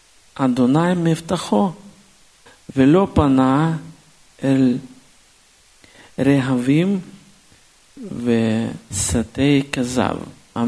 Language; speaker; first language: Hebrew; non-native, fluent; Russian